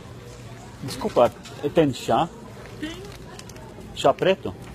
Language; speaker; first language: Portuguese; non-native, learner; Turkish